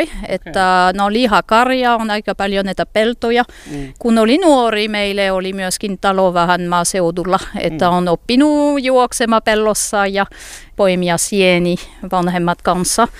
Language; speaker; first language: Finnish; non-native, learner; French